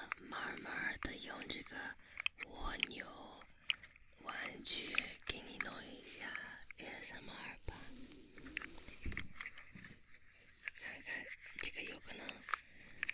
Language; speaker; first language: Chinese; early bilingual, heritage; Chinese